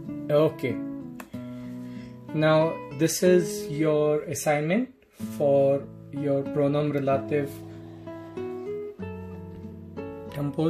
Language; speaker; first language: English; non-native, local second language; Hindi